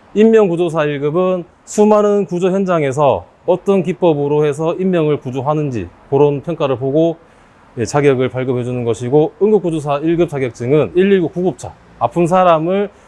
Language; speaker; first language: Korean; native; Korean